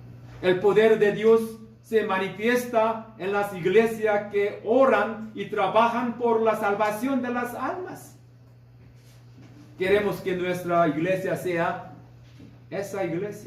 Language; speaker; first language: Spanish; non-native, fluent; Korean